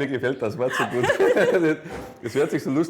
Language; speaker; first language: German; native; German